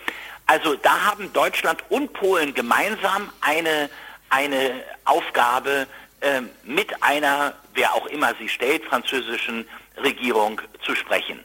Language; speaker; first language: German; native; German